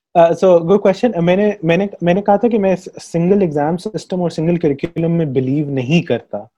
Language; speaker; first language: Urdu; non-native, local second language; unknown